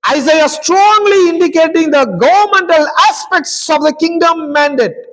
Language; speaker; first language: English; non-native, local second language; Telugu